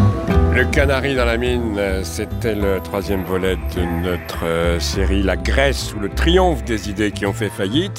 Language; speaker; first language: French; native; French